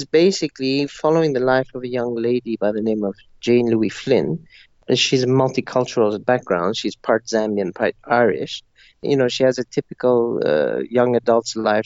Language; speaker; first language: English; non-native, local second language; Persian